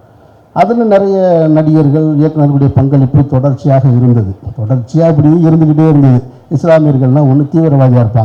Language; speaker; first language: Tamil; native; Tamil